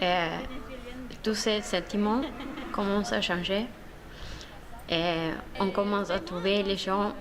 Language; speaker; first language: French; non-native, learner; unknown